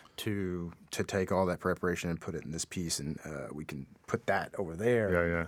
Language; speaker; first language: English; native; English